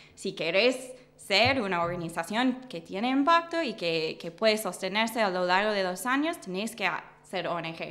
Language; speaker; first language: Spanish; non-native, fluent; English